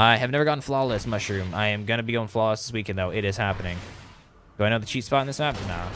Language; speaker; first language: English; native; English